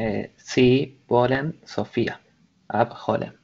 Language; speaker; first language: German; non-native, learner; Spanish